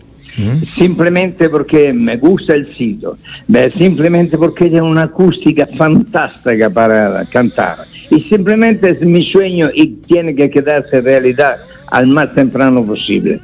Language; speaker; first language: Spanish; non-native, fluent; Italian